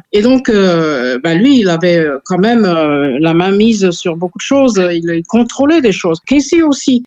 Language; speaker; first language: French; non-native, fluent; Serbian